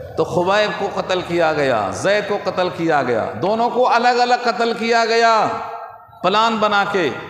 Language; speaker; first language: Urdu; native; Urdu